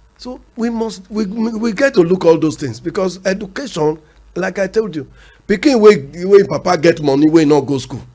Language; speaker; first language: Nigerian Pidgin; non-native, local second language; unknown